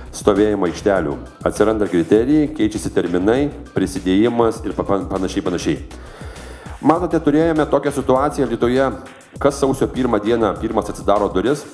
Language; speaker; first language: Lithuanian; native; Lithuanian